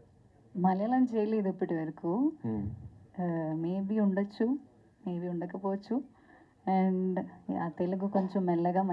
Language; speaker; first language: Telugu; non-native, local second language; Malayalam